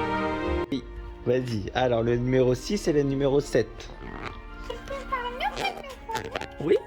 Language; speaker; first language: French; native; French